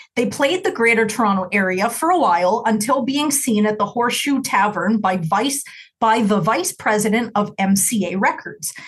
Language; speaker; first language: English; native; English